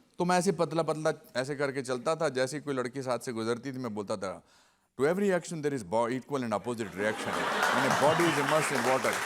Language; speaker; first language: Hindi; native; Hindi